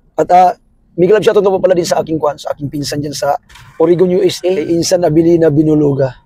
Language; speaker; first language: Filipino; non-native, local second language; Cebuano